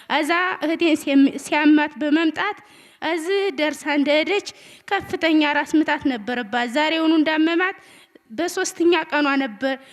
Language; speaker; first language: Amharic; native; Amharic